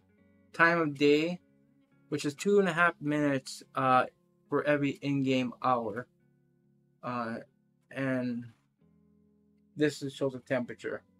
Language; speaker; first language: English; native; English